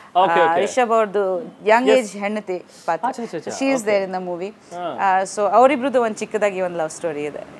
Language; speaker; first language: Kannada; non-native, local second language; Bangla